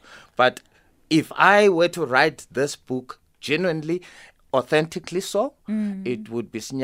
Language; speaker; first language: English; non-native, local second language; Zulu